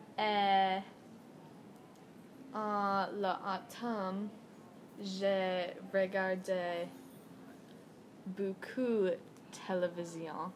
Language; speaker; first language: French; non-native, learner; English